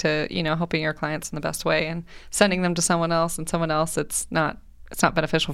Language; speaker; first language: English; native; English